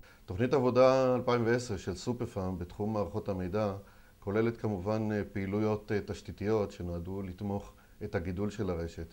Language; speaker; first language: Hebrew; native; Hebrew